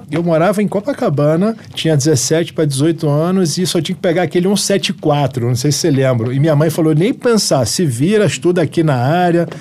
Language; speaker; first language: Portuguese; early bilingual, other home language; Arabic